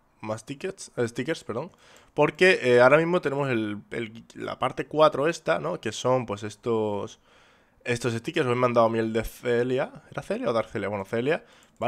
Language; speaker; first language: Spanish; native; Spanish